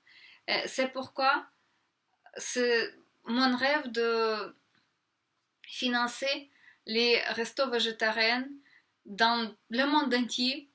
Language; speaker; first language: French; non-native, fluent; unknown